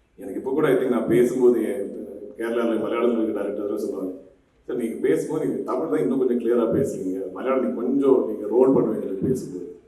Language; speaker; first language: Tamil; non-native, local second language; Malayalam